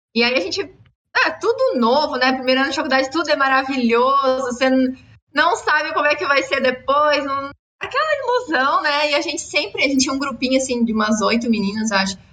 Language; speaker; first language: Portuguese; native; Portuguese